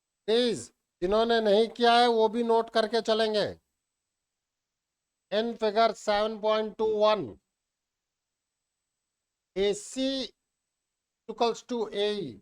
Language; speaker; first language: Hindi; native; Hindi